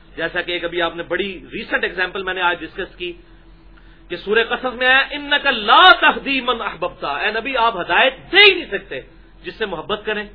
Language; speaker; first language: Urdu; native; Urdu